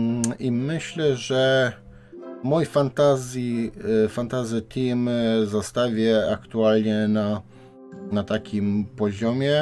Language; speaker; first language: Polish; native; Polish